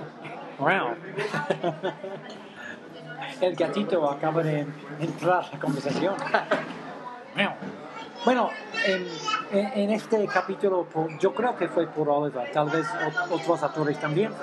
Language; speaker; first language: Spanish; non-native, fluent; English